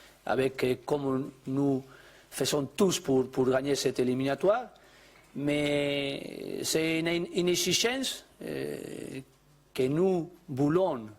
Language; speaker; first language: French; non-native, learner; Spanish